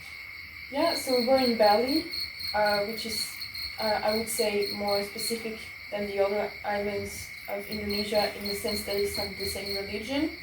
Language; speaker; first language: English; non-native, fluent; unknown